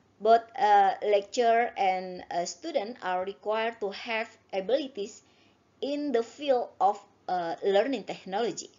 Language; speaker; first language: English; non-native, learner; Indonesian